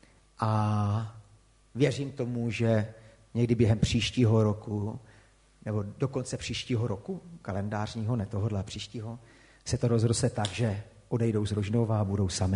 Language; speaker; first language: Czech; native; Czech